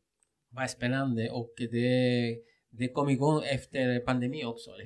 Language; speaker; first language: Swedish; non-native, fluent; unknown